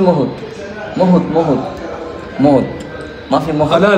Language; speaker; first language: Arabic; non-native, learner; Bangla